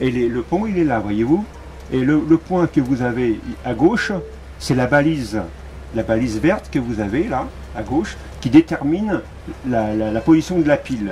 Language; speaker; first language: French; native; French